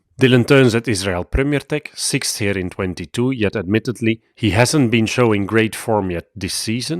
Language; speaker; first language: English; non-native, fluent; Dutch